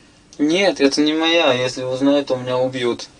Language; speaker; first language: Russian; non-native, local second language; Tajik